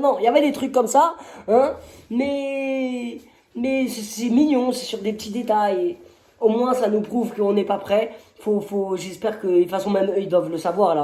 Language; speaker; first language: French; native; French